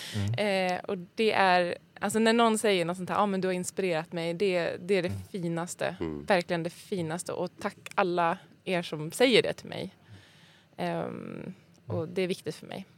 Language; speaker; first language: Swedish; native; Swedish